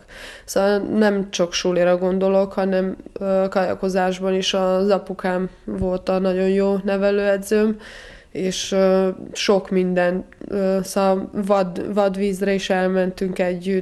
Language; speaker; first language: Hungarian; non-native, fluent; Serbian